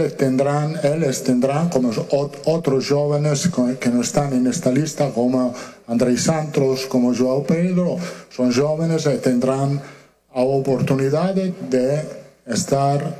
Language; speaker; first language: Portuguese; non-native, learner; Italian